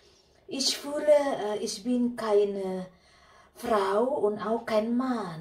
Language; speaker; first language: German; non-native, learner; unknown